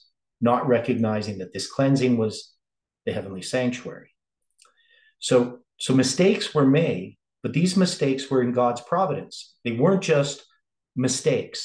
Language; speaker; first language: English; native; English